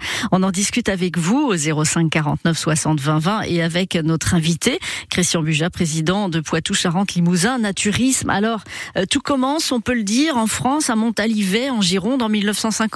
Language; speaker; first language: French; native; French